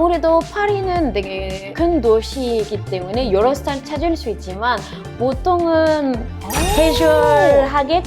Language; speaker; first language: Korean; non-native, fluent; French